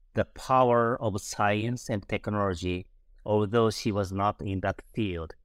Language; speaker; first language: English; non-native, fluent; Japanese